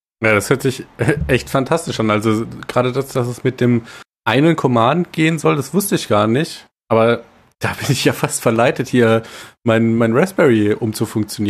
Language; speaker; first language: German; native; German